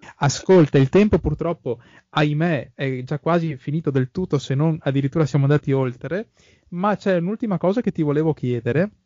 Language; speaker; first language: Italian; native; Italian